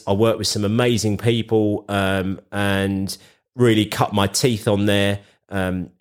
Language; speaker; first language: English; native; English